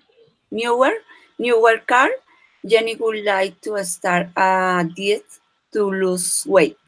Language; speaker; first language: English; non-native, learner; Spanish